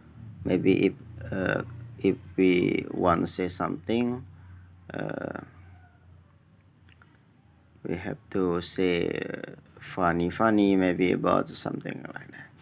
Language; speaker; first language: English; non-native, learner; Indonesian